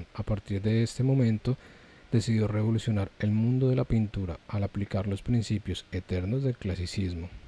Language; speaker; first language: Spanish; native; Spanish